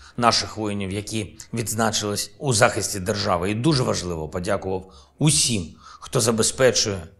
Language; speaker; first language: Ukrainian; non-native, local second language; Russian